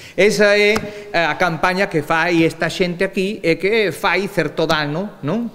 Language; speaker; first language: Galician; early bilingual, heritage; Galician